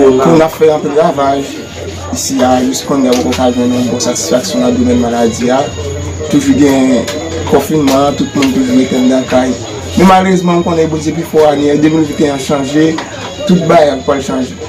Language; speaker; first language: French; non-native, learner; Haitian Creole